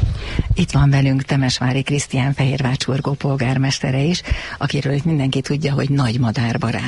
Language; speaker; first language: Hungarian; native; Hungarian